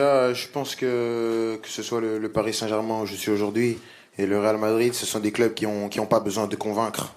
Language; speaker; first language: French; native; French